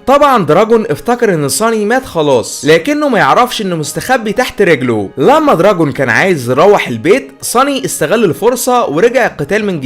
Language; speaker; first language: Arabic; native; Arabic